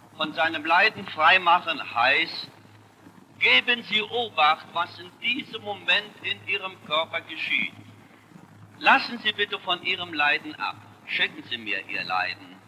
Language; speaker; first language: German; native; German